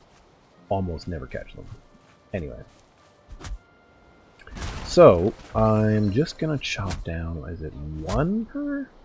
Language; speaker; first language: English; native; English